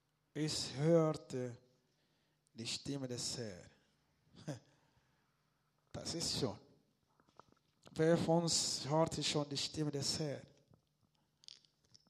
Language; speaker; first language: German; non-native, learner; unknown